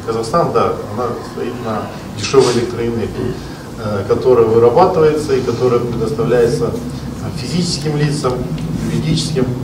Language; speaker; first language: Russian; native; Russian